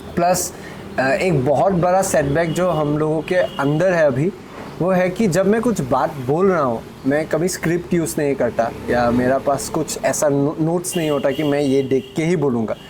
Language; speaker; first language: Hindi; non-native, local second language; Assamese